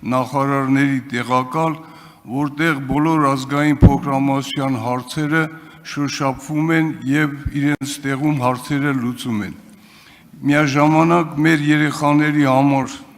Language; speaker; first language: Armenian; non-native, local second language; Kurdish